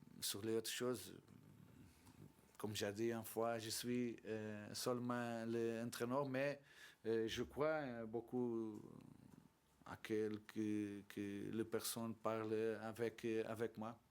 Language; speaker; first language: French; non-native, learner; Portuguese